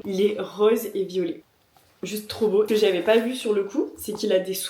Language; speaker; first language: French; native; French